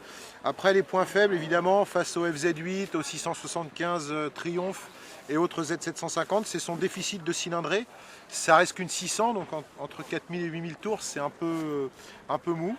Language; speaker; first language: French; native; French